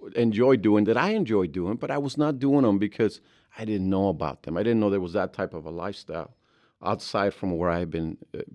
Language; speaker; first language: English; early bilingual, other home language; Spanish